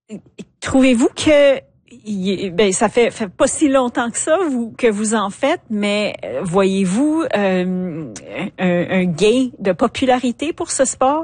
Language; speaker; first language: French; native; French